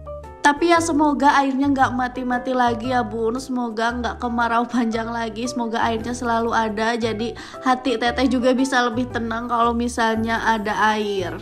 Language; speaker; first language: Indonesian; non-native, local second language; Sundanese